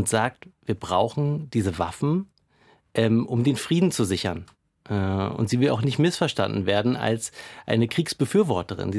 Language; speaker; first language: German; native; German